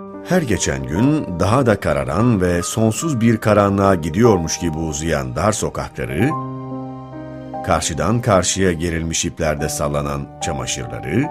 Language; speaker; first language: Turkish; native; Turkish